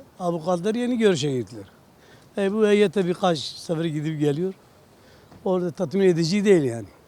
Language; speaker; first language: Turkish; non-native, local second language; Kurdish